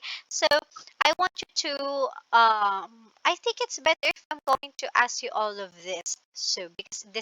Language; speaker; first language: English; non-native, local second language; Filipino